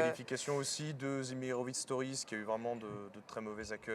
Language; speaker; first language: French; native; French